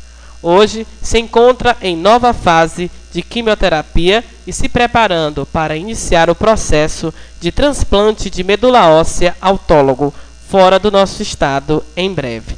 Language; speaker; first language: Portuguese; native; Portuguese